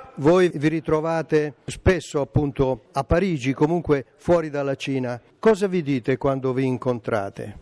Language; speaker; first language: Italian; native; Italian